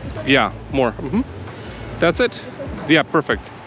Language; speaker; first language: English; non-native, fluent; Ukrainian